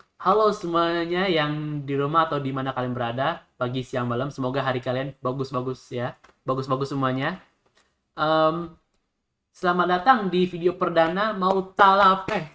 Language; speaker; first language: Indonesian; native; Indonesian